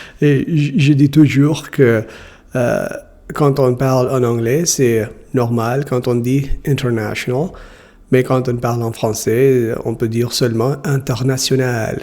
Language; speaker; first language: French; non-native, learner; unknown